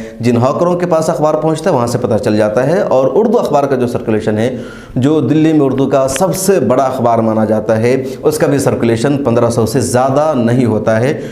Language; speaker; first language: Urdu; native; Urdu